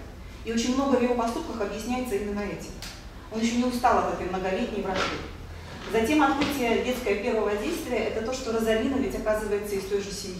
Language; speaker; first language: Russian; native; Russian